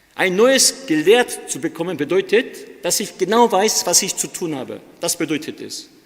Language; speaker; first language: German; early bilingual, other home language; Korean